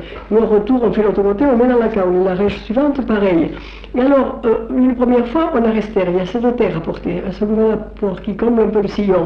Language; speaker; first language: French; native; French